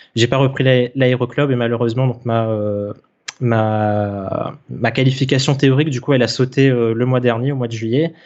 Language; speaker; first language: French; native; French